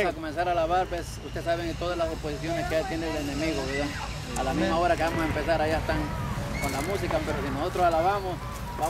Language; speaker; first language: Spanish; native; Spanish